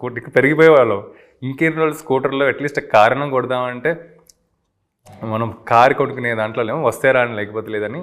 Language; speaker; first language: Telugu; native; Telugu